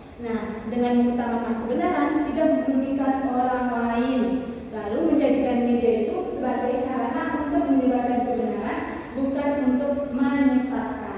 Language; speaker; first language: Indonesian; native; Indonesian